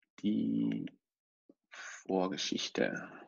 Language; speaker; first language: German; non-native, fluent; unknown